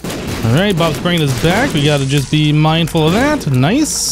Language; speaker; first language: English; native; English